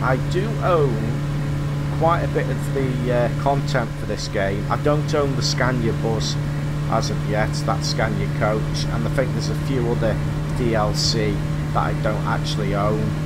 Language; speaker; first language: English; native; English